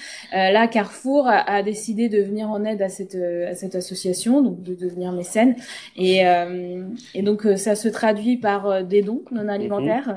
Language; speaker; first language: French; native; French